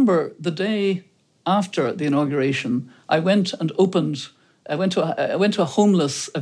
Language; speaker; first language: English; native; English